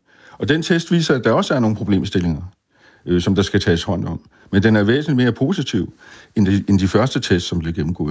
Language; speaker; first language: Danish; native; Danish